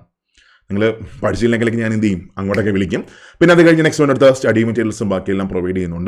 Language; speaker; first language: Malayalam; native; Malayalam